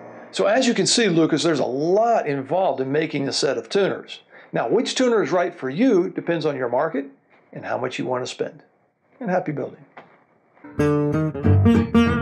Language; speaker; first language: English; native; English